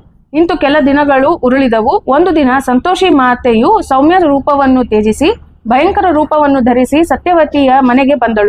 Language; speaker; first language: Kannada; native; Kannada